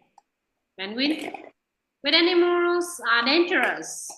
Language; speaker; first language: English; non-native, fluent; Vietnamese